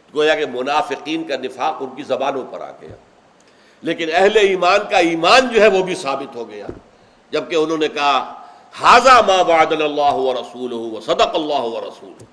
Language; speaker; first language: Urdu; native; Urdu